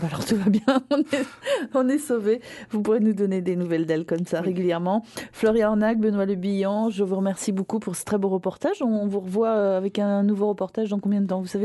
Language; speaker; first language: French; native; French